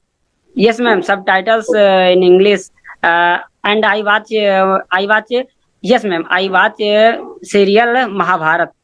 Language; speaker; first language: English; non-native, learner; Hindi